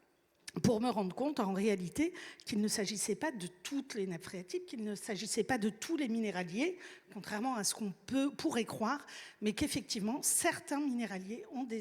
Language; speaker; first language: French; native; French